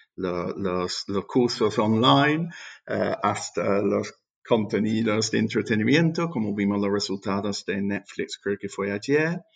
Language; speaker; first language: Spanish; non-native, fluent; English